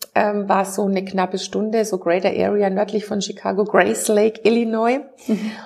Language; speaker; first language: German; native; German